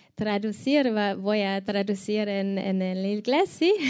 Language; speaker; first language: Spanish; non-native, learner; German